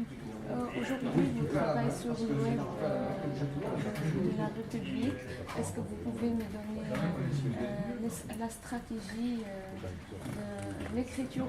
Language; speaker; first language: French; non-native, learner; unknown